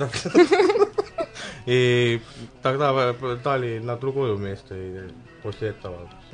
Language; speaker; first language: Russian; non-native, learner; Estonian